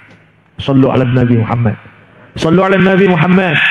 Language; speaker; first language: Indonesian; native; Indonesian